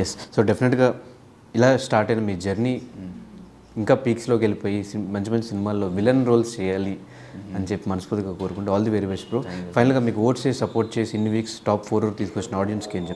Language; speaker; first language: Telugu; native; Telugu